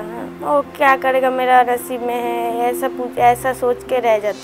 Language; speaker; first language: Hindi; non-native, local second language; Bangla